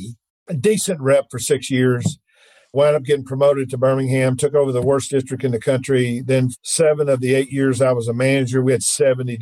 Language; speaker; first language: English; native; English